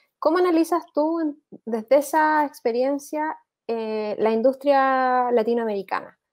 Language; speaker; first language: Spanish; native; Spanish